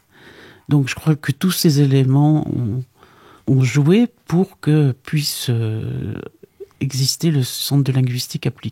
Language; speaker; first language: French; native; French